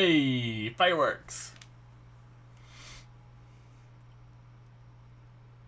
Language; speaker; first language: English; native; English